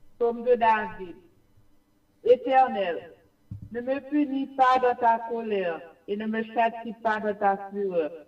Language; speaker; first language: French; non-native, local second language; Haitian Creole